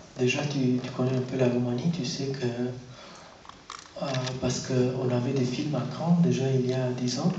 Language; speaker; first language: French; non-native, fluent; Romanian